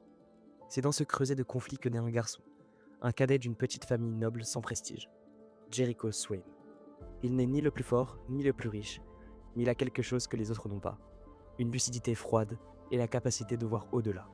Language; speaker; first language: French; native; French